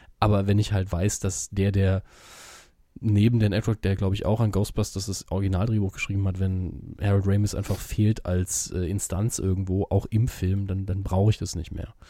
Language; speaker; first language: German; native; German